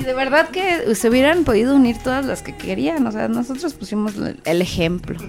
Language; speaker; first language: Spanish; native; Spanish